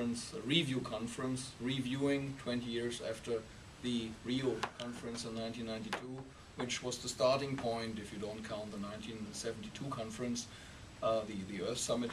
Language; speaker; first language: English; non-native, fluent; German